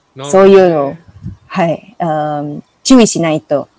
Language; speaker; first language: Japanese; non-native, learner; English